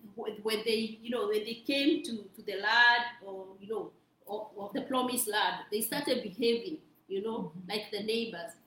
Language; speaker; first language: English; non-native, local second language; Kikuyu